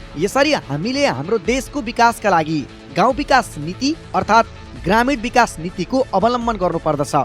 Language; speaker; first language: Nepali; native; Nepali